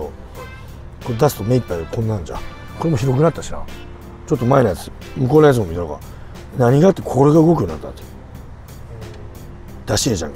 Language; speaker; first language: Japanese; native; Japanese